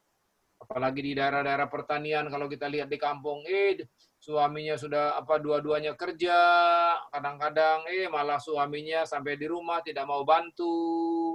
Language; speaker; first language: Indonesian; native; Indonesian